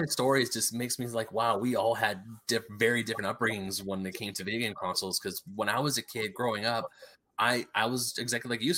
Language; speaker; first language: English; native; English